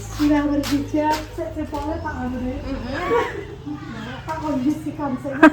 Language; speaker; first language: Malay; non-native, local second language; Javanese